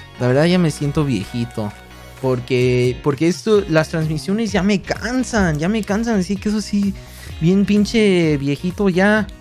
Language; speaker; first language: Spanish; native; Spanish